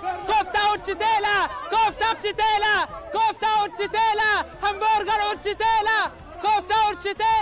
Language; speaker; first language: Turkish; non-native, learner; Arabic